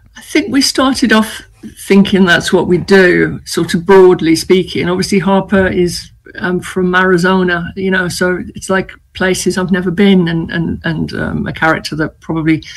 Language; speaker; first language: English; native; English